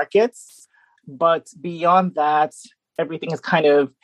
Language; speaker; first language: English; native; English